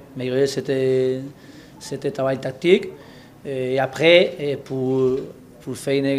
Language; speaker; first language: French; non-native, learner; Spanish